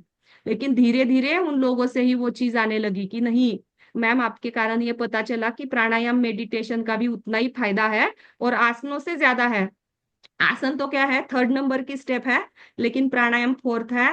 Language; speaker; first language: Hindi; native; Hindi